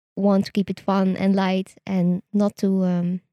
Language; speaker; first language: English; non-native, fluent; Dutch